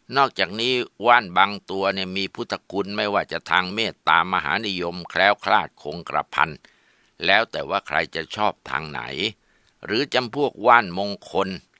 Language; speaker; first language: Thai; native; Thai